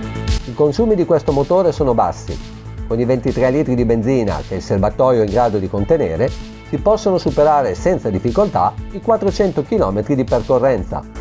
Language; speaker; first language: Italian; native; Italian